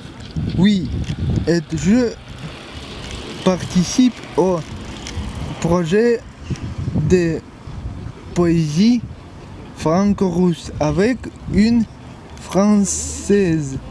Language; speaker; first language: French; non-native, fluent; Russian